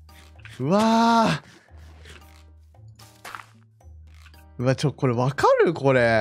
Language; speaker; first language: Japanese; native; Japanese